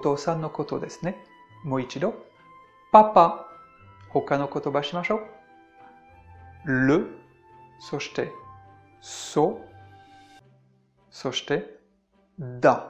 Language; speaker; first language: Japanese; non-native, fluent; French